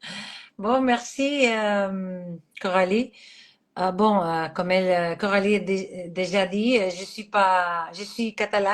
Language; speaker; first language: French; non-native, fluent; Catalan